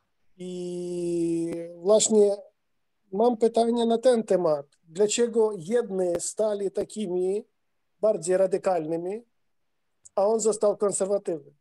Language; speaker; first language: Polish; non-native, fluent; Ukrainian